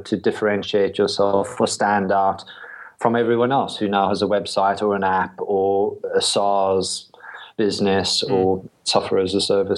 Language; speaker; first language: English; native; English